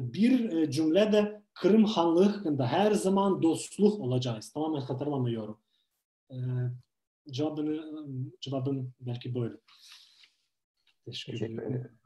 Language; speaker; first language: Turkish; non-native, fluent; Ukrainian